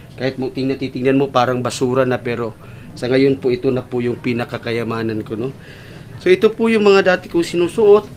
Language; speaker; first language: Filipino; non-native, local second language; Cebuano